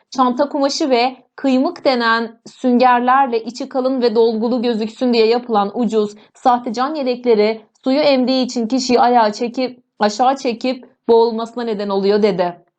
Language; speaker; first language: Turkish; native; Turkish